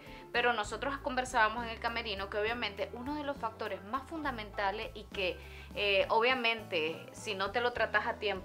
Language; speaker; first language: Spanish; native; Spanish